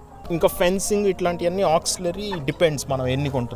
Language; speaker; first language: Telugu; native; Telugu